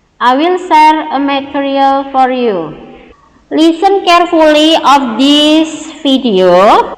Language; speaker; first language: English; non-native, learner; Indonesian